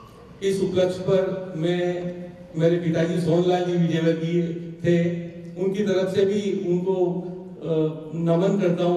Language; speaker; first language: Hindi; native; Hindi